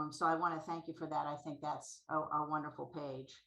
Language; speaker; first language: English; native; English